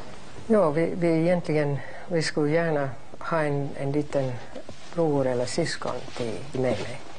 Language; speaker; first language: Swedish; non-native, fluent; English